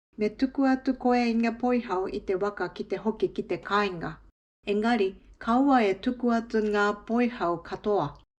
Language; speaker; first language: Māori; non-native, fluent; Japanese